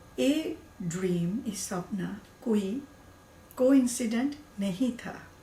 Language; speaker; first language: Hindi; non-native, learner; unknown